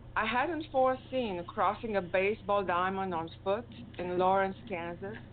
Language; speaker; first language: English; non-native, fluent; Romanian